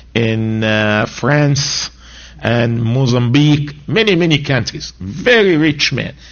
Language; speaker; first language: English; non-native, fluent; Arabic